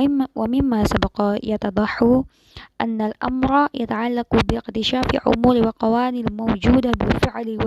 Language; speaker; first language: Arabic; non-native, learner; Indonesian